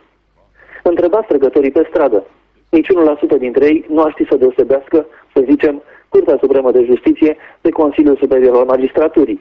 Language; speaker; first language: Romanian; native; Romanian